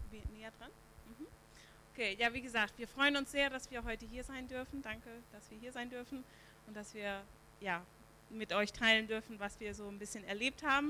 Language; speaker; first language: German; native; German